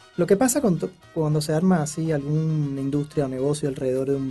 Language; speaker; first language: Spanish; native; Spanish